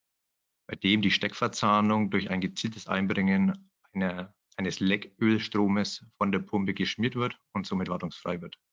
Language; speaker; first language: German; native; German